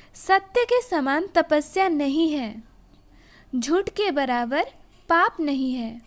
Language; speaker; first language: Hindi; non-native, local second language; Odia